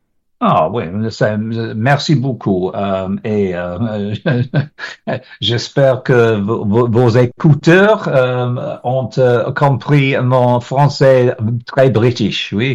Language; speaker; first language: French; non-native, learner; English